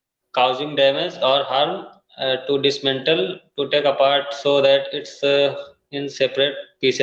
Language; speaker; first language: English; non-native, fluent; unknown